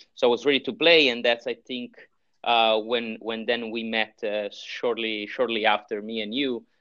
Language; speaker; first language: English; non-native, fluent; Italian